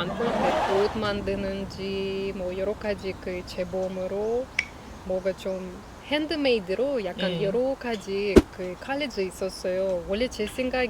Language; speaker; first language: Korean; non-native, learner; Russian